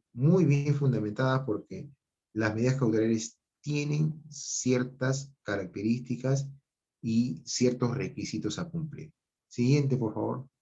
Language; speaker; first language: Spanish; native; Spanish